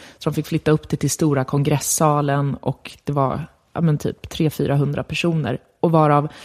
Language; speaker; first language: Swedish; native; Swedish